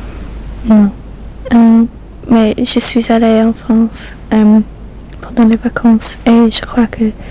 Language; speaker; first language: French; non-native, learner; English